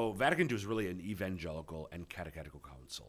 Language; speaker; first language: English; native; English